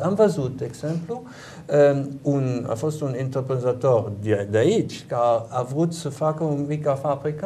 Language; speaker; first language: Romanian; non-native, learner; German